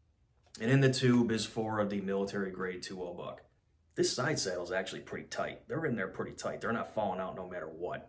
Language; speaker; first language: English; native; English